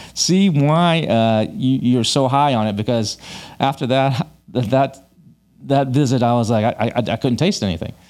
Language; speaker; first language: English; native; English